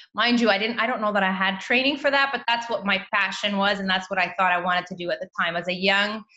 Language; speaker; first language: English; native; English